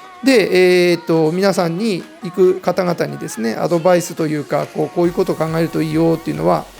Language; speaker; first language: Japanese; native; Japanese